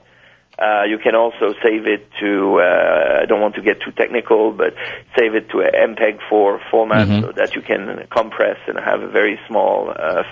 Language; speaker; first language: English; non-native, fluent; French